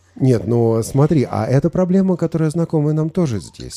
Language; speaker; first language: Russian; native; Russian